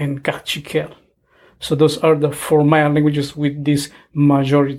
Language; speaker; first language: English; non-native, fluent; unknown